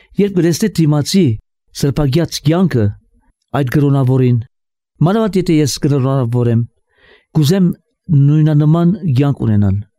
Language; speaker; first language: Armenian; early bilingual, heritage; Armenian